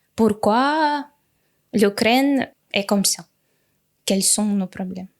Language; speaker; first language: French; non-native, fluent; Russian